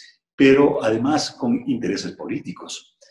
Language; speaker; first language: Spanish; native; Spanish